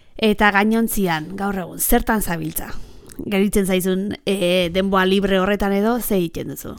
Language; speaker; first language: Basque; native; Basque